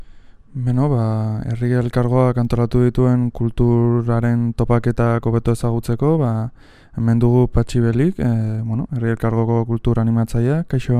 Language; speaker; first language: Basque; native; Basque